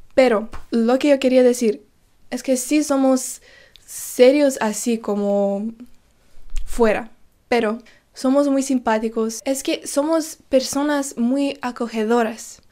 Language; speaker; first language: Spanish; non-native, fluent; Russian